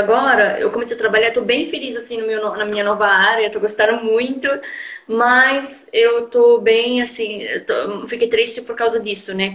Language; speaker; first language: Portuguese; non-native, fluent; Arabic